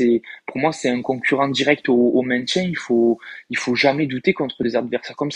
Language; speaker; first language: French; native; French